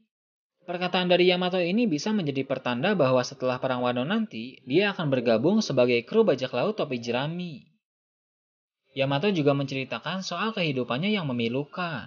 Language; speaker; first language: Indonesian; native; Indonesian